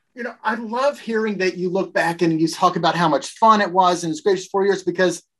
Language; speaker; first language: English; native; English